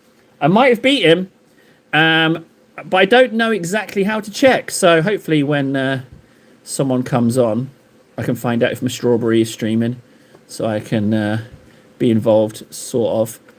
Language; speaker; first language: English; native; English